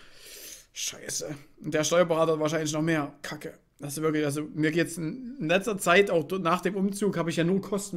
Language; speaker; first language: German; native; German